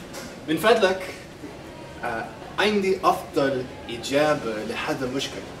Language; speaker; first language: Arabic; non-native, learner; English